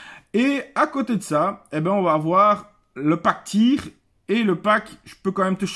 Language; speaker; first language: French; native; French